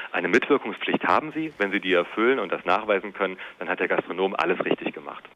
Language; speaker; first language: German; native; German